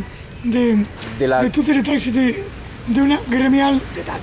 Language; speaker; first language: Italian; non-native, learner; Spanish